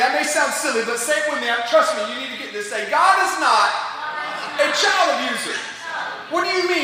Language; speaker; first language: English; native; English